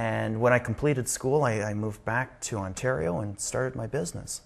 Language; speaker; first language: English; native; English